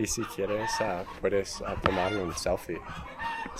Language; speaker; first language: Spanish; non-native, learner; English